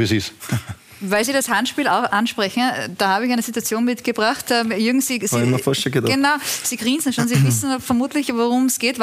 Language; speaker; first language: German; native; German